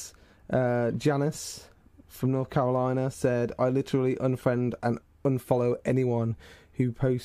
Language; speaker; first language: English; native; English